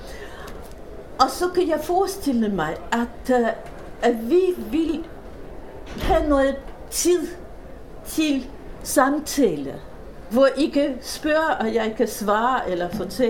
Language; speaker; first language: Danish; non-native, fluent; Russian